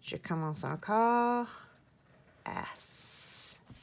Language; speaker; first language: French; non-native, fluent; English